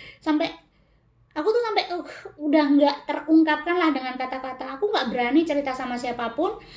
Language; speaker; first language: Indonesian; native; Indonesian